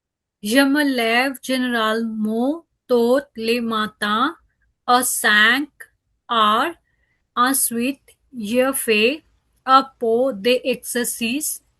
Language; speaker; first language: French; non-native, learner; Punjabi